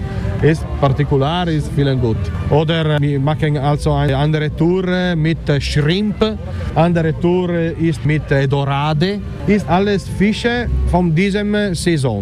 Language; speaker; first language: German; non-native, learner; Italian